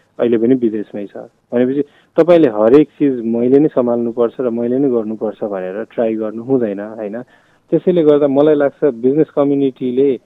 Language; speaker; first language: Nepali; non-native, local second language; Maithili